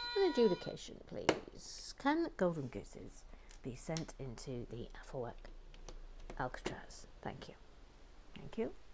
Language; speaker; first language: English; native; English